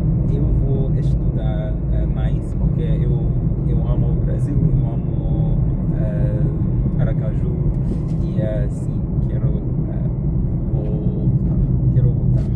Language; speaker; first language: Portuguese; non-native, learner; English